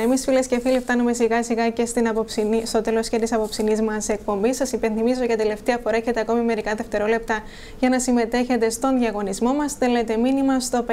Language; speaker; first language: Greek; native; Greek